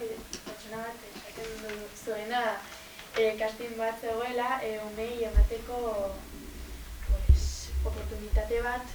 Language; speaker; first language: Basque; non-native, local second language; Spanish